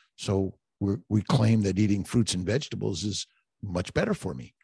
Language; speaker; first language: English; native; English